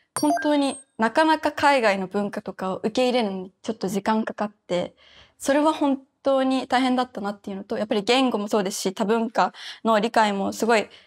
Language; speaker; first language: Japanese; native; Japanese